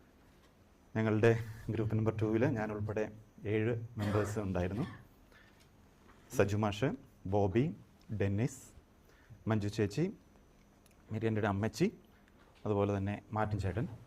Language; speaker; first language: Malayalam; native; Malayalam